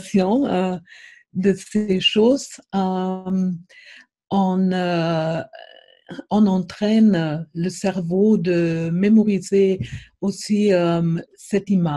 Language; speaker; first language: French; non-native, fluent; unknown